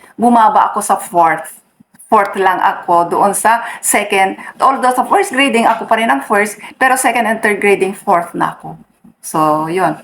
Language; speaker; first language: Filipino; non-native, local second language; Iloko